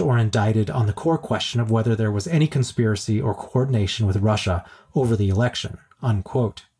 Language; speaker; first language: English; native; English